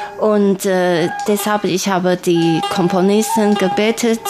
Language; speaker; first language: German; non-native, learner; Chinese